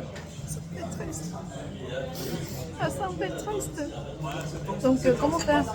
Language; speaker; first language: French; non-native, learner; Korean